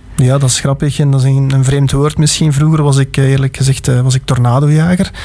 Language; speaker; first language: Dutch; native; Dutch